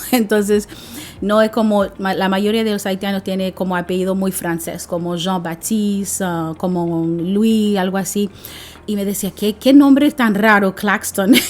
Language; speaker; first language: Spanish; non-native, fluent; English